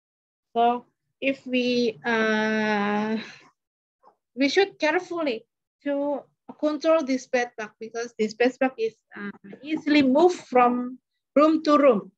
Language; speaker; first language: English; non-native, learner; Indonesian